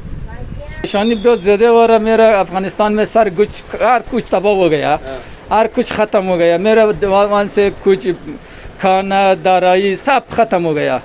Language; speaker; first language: Hindi; non-native, learner; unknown